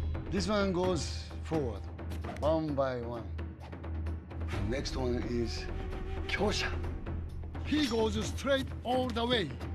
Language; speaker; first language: English; non-native, fluent; Japanese